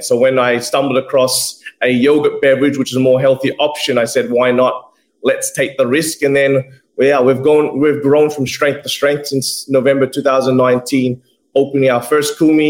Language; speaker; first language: English; native; English